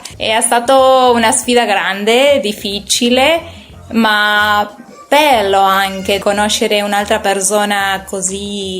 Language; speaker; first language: Italian; non-native, learner; Spanish